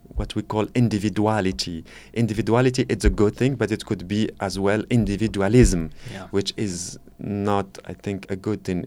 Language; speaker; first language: English; non-native, fluent; Arabic